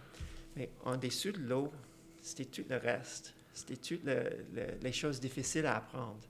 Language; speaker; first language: French; non-native, fluent; Persian